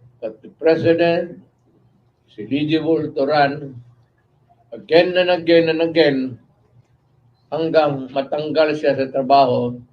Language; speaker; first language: Filipino; non-native, local second language; Cebuano